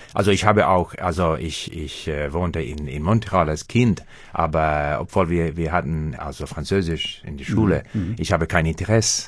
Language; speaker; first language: German; non-native, learner; English